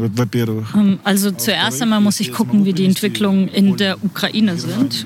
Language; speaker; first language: German; non-native, fluent; Ukrainian